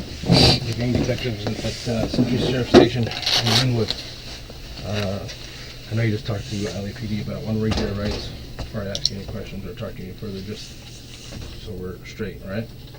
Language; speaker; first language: English; native; English